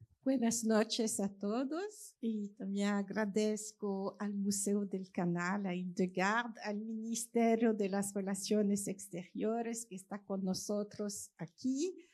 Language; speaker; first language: Spanish; non-native, fluent; French